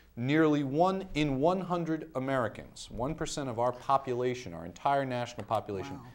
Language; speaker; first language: English; native; English